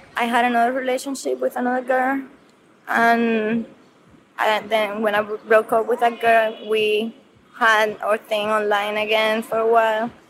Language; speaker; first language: English; non-native, fluent; Spanish